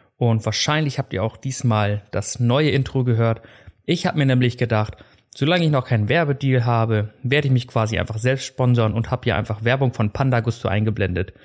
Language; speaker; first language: German; early bilingual, other home language; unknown